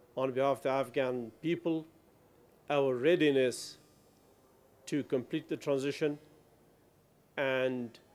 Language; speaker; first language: English; non-native, fluent; Persian